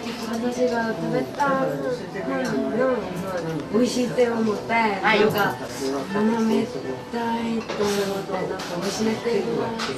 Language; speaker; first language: Japanese; non-native, learner; Korean